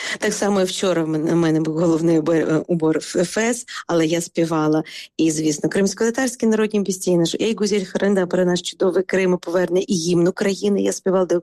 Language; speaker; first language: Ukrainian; non-native, local second language; Crimean Tatar